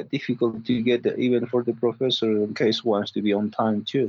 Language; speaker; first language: English; non-native, learner; Spanish